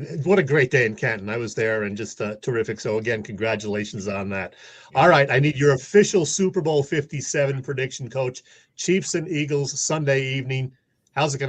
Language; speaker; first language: English; native; English